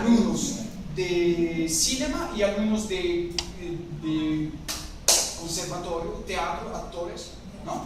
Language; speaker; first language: Portuguese; non-native, learner; French